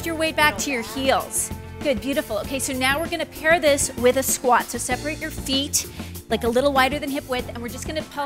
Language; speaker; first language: English; native; English